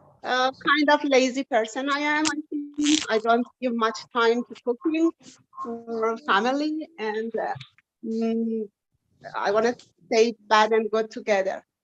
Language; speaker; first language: English; non-native, learner; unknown